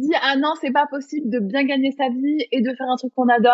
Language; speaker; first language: French; native; French